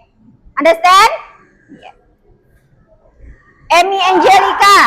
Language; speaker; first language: English; non-native, fluent; Indonesian